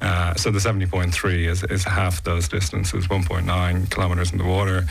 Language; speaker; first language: English; native; English